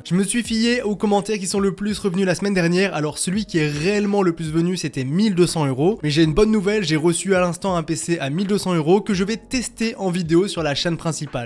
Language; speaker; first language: French; native; French